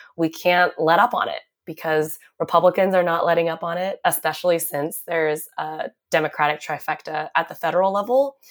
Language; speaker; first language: English; native; English